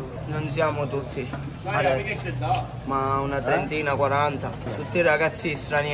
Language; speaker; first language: Italian; early bilingual, other home language; Arabic